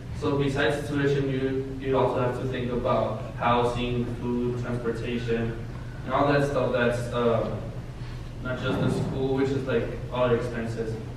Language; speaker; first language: English; non-native, fluent; Spanish